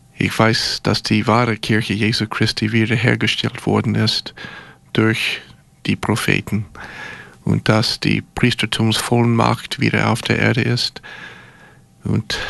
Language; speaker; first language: German; non-native, fluent; English